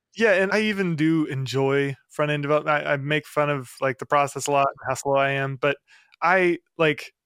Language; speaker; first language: English; native; English